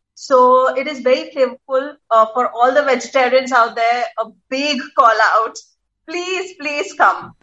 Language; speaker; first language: English; non-native, local second language; Gujarati